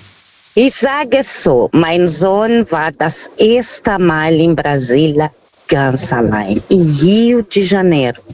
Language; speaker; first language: German; non-native, fluent; Portuguese